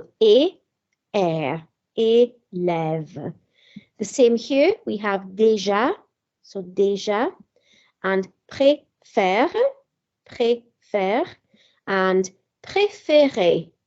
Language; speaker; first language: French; non-native, fluent; English